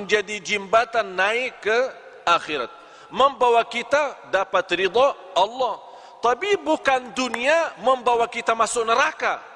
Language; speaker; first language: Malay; non-native, fluent; Arabic